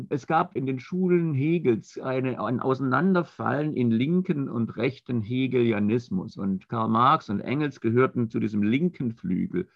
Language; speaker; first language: German; native; German